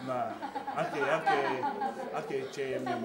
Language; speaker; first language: Italian; non-native, learner; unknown